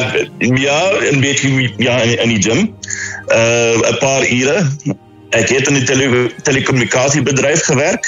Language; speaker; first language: Dutch; non-native, learner; Afrikaans